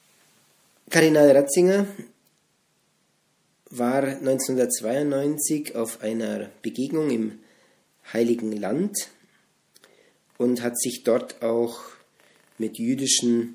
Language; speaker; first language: German; native; German